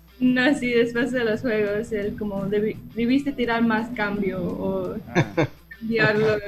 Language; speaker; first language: Spanish; early bilingual, heritage; English